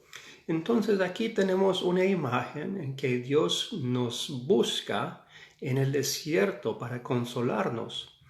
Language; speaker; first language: Spanish; non-native, fluent; English